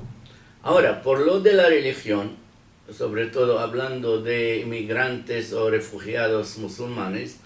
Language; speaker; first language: Spanish; non-native, fluent; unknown